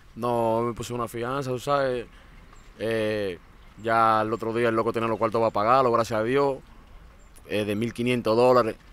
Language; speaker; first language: Spanish; native; Spanish